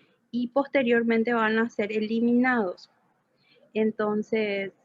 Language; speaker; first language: Spanish; native; Spanish